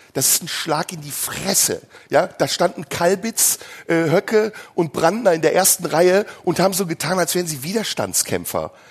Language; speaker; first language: German; early bilingual, other home language; Turkish